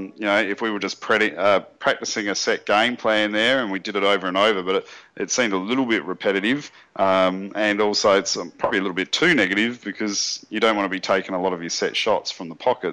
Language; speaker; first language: English; native; English